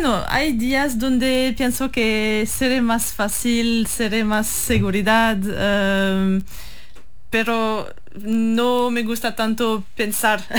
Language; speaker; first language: Spanish; non-native, fluent; French